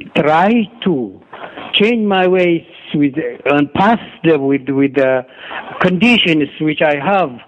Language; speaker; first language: English; non-native, learner; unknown